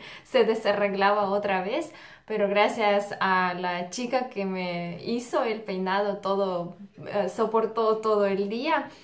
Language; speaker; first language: Spanish; non-native, fluent; Russian